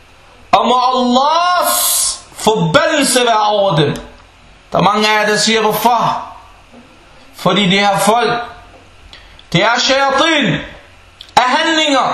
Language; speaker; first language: Danish; non-native, fluent; Arabic